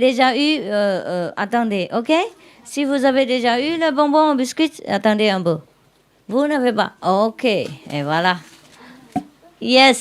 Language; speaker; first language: French; non-native, learner; Vietnamese